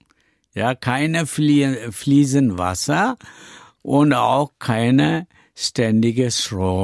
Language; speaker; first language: German; non-native, learner; Tamil